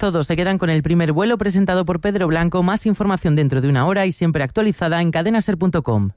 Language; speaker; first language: Spanish; native; Spanish